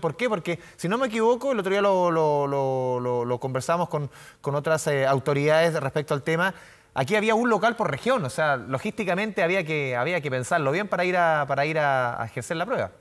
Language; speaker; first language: Spanish; native; Spanish